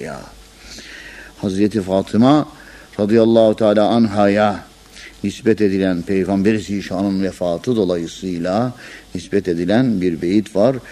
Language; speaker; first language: Turkish; native; Turkish